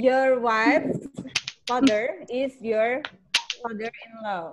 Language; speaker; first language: English; non-native, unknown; Indonesian